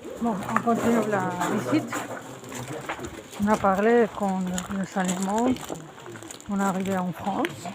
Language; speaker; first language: French; non-native, local second language; Spanish